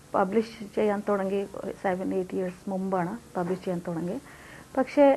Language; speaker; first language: Malayalam; non-native, local second language; Hindi